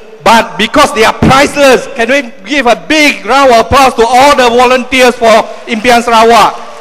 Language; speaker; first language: English; non-native, local second language; Chinese